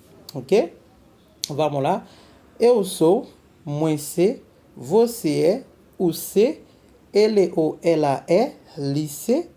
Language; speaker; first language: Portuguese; non-native, fluent; Haitian Creole